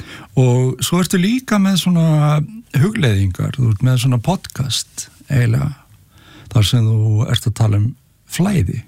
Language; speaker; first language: Icelandic; native; Icelandic